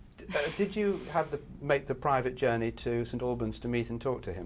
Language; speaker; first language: English; native; English